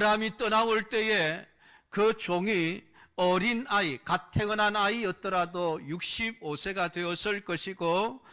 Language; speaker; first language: Korean; native; Korean